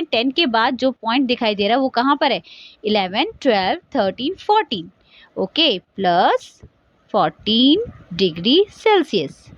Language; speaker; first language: Hindi; native; Hindi